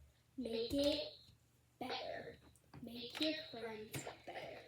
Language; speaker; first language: English; native; English